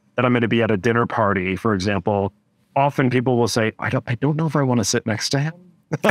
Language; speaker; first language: English; native; English